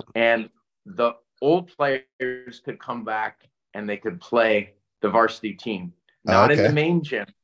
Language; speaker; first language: English; native; English